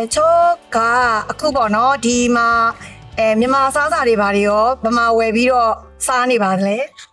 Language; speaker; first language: Burmese; native; Burmese